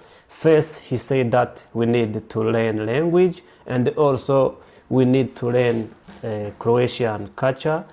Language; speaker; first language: English; non-native, local second language; Rundi